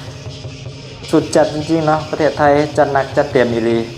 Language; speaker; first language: Thai; non-native, local second language; Northeastern Thai